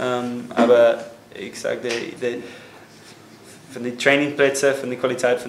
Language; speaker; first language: German; non-native, fluent; English